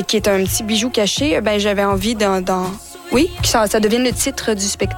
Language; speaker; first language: French; native; French